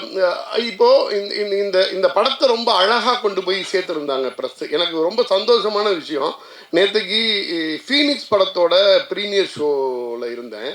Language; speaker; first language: Tamil; native; Tamil